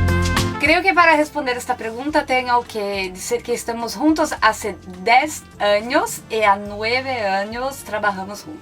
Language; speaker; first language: Spanish; non-native, learner; Portuguese